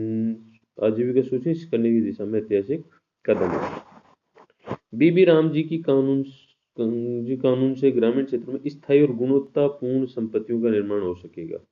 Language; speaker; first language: Hindi; native; Hindi